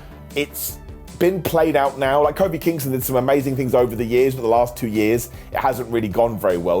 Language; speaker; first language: English; native; English